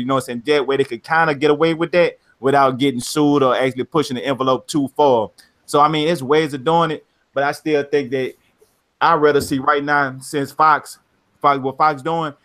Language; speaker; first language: English; native; English